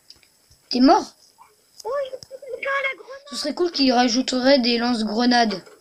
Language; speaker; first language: French; native; French